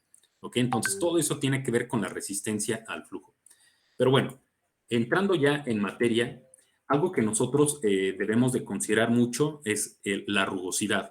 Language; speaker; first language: Spanish; native; Spanish